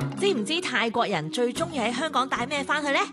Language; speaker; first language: Cantonese; native; Cantonese